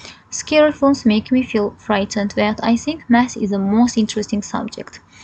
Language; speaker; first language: English; non-native, fluent; Azerbaijani